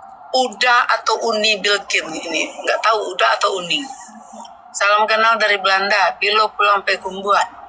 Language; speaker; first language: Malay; non-native, local second language; Minangkabau